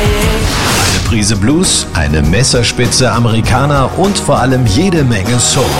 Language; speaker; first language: German; native; German